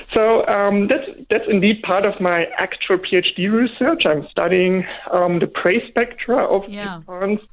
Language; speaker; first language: English; non-native, fluent; German